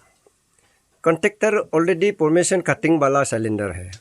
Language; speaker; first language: Hindi; non-native, local second language; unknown